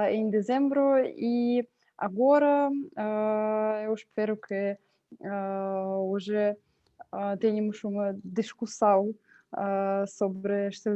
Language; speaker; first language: Portuguese; non-native, fluent; Russian